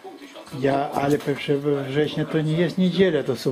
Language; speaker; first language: Polish; non-native, learner; Russian